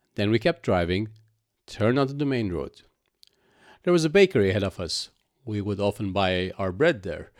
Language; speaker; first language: English; non-native, fluent; Arabic